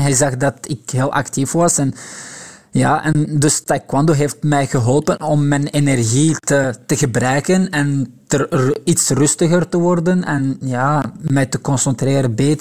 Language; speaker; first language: Dutch; non-native, local second language; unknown